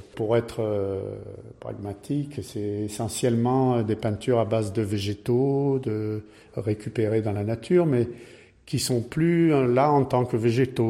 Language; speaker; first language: French; native; French